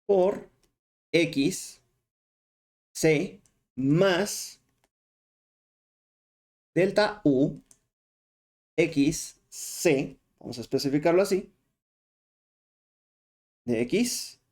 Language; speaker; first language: Spanish; native; Spanish